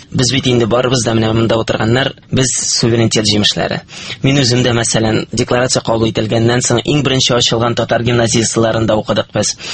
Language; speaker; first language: Tatar; native; Tatar